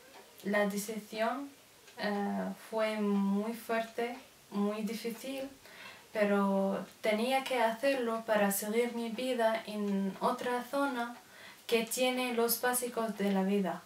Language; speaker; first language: Spanish; non-native, learner; Arabic